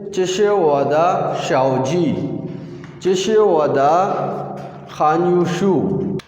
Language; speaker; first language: Chinese; non-native, learner; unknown